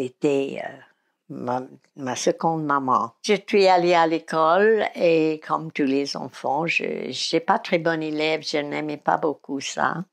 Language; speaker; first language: French; non-native, fluent; English